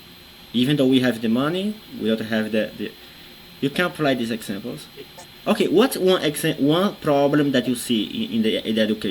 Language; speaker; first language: English; non-native, fluent; Portuguese